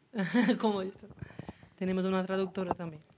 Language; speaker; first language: Spanish; non-native, learner; Portuguese